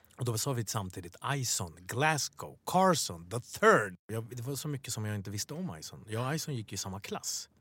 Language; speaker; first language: Swedish; early bilingual, other home language; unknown